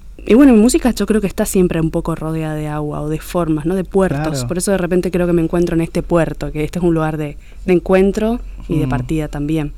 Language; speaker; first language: Spanish; native; Spanish